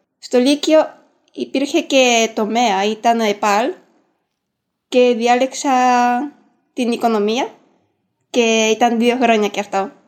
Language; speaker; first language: Greek; non-native, fluent; Japanese